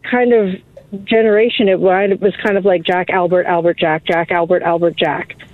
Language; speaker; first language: English; native; English